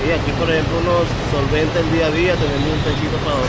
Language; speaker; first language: Spanish; native; Spanish